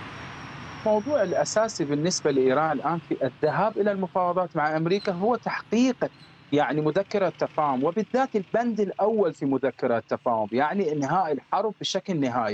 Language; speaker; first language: Arabic; non-native, fluent; Persian